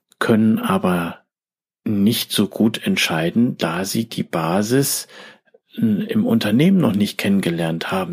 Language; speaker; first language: German; native; German